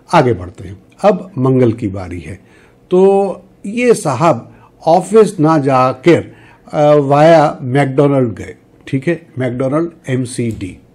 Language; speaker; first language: Hindi; native; Hindi